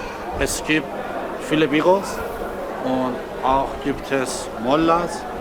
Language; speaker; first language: German; non-native, learner; Persian